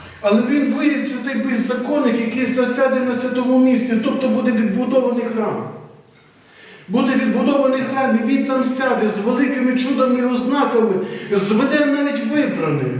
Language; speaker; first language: Ukrainian; native; Ukrainian